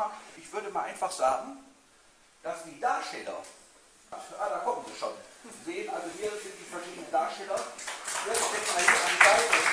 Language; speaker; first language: German; native; German